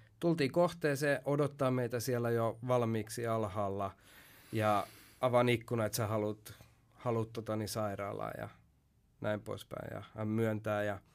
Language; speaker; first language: Finnish; early bilingual, heritage; Finnish